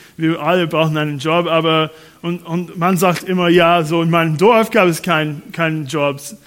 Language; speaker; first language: German; non-native, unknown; English